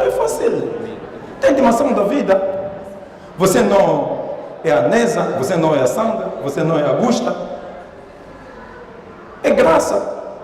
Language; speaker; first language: Portuguese; non-native, learner; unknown